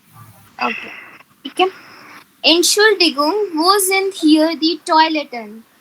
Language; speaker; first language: German; non-native, fluent; Hindi